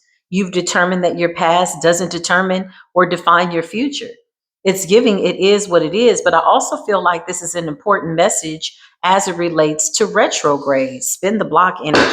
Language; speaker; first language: English; native; English